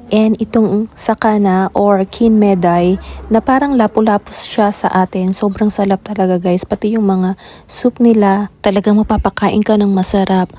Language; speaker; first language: Filipino; native; Filipino